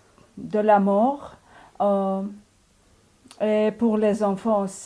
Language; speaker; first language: French; non-native, learner; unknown